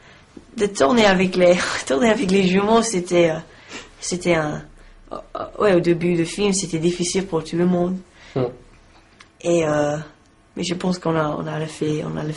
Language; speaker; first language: French; non-native, learner; English